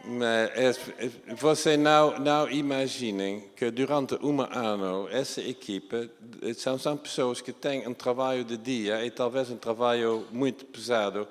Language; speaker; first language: Portuguese; non-native, fluent; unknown